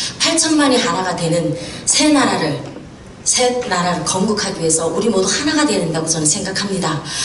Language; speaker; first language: Korean; native; Korean